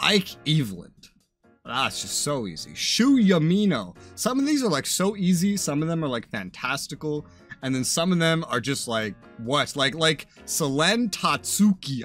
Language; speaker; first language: English; native; English